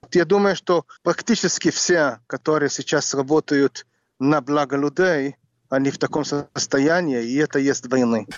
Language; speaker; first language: Russian; non-native, fluent; Hebrew